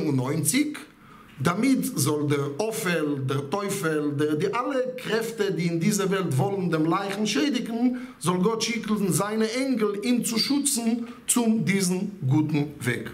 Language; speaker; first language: German; non-native, fluent; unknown